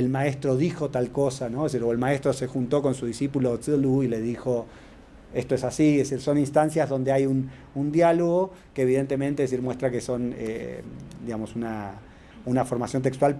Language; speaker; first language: Spanish; native; Spanish